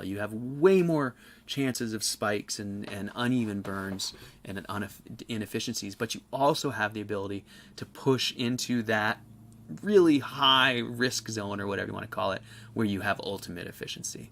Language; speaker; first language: English; native; English